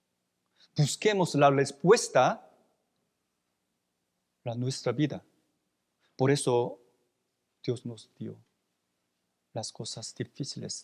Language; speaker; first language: Spanish; non-native, fluent; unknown